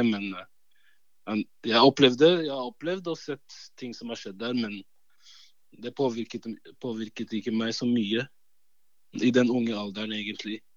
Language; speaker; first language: Norwegian; early bilingual, other home language; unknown